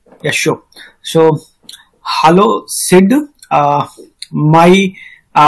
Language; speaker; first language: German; non-native, learner; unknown